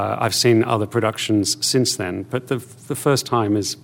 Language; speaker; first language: English; native; English